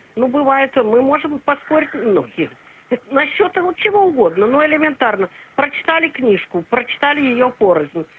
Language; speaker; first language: Russian; native; Russian